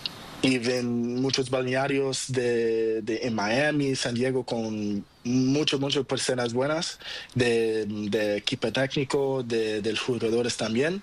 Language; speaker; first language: Spanish; non-native, learner; Portuguese